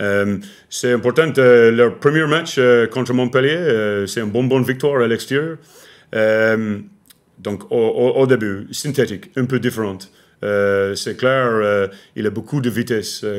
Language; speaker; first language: French; non-native, learner; English